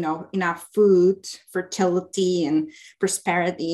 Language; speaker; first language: English; non-native, fluent; Bulgarian